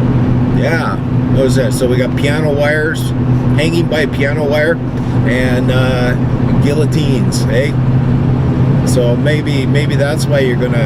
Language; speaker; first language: English; native; English